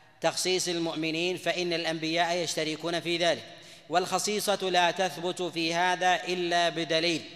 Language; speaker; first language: Arabic; native; Arabic